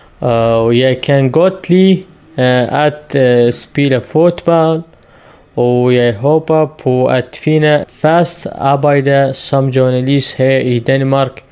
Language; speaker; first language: Danish; non-native, learner; Arabic